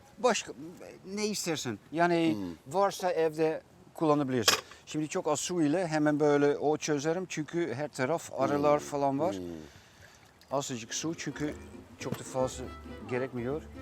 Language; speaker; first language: Turkish; non-native, fluent; Dutch